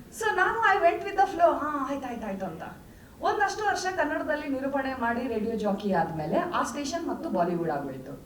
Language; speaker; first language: Kannada; non-native, local second language; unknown